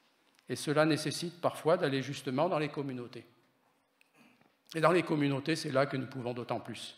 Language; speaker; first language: French; native; French